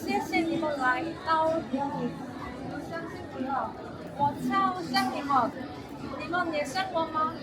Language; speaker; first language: Chinese; non-native, learner; Korean